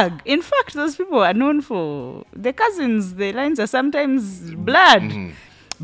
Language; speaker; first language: English; non-native, local second language; Ganda